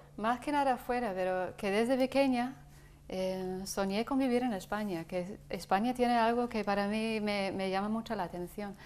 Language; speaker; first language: Spanish; non-native, fluent; English